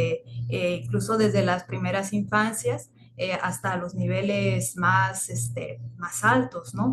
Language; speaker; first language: Spanish; native; Spanish